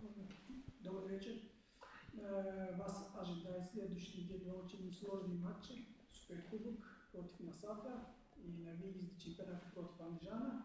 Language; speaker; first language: Russian; non-native, local second language; Uzbek